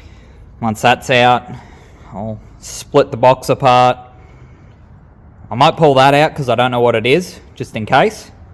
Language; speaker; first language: English; native; English